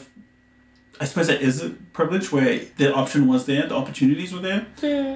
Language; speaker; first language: English; native; English